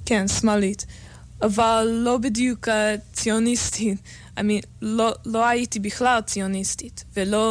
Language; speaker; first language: Hebrew; non-native, learner; English